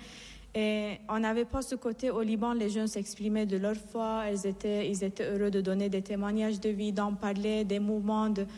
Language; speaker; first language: French; non-native, fluent; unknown